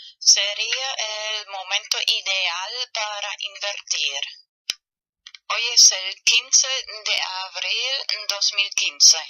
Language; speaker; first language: Spanish; non-native, fluent; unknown